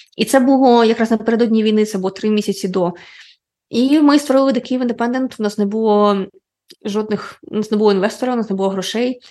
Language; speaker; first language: Ukrainian; non-native, local second language; Russian